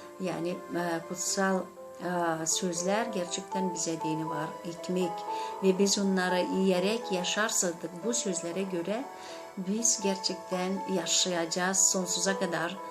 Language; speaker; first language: Turkish; non-native, learner; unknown